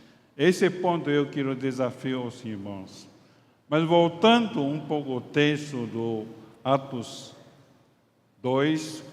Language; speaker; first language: Portuguese; non-native, fluent; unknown